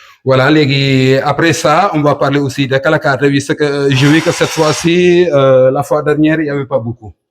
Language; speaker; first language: French; non-native, local second language; Wolof